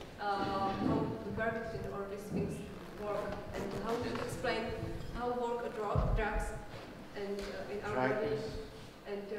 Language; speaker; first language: English; non-native, learner; Czech